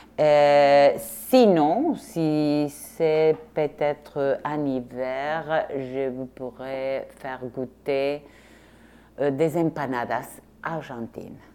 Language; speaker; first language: French; non-native, fluent; Spanish